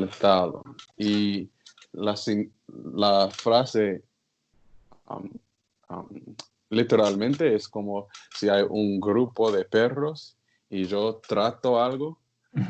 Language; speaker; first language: Spanish; non-native, learner; English